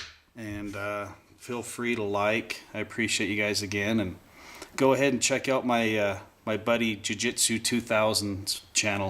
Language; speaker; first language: English; native; English